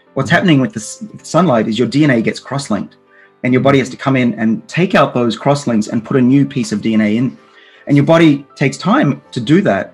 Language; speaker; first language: English; native; English